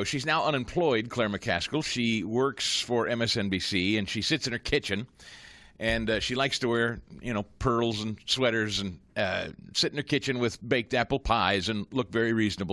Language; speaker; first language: English; native; English